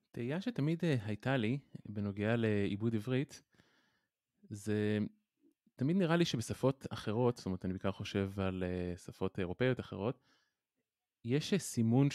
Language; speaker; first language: Hebrew; native; Hebrew